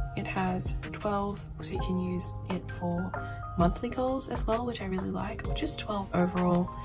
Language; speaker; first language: English; native; English